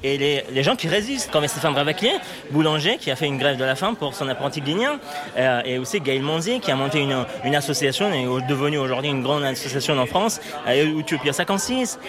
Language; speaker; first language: French; non-native, fluent; Persian